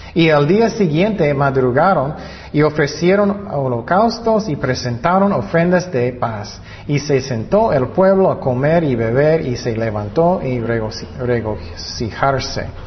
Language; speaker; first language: Spanish; non-native, fluent; English